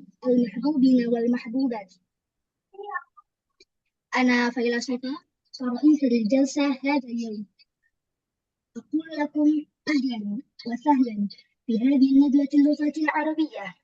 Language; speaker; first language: Arabic; non-native, learner; Indonesian